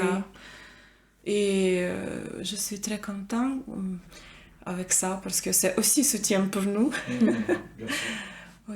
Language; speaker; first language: French; non-native, learner; Ukrainian